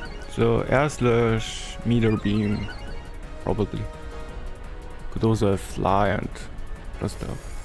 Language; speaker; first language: English; non-native, fluent; German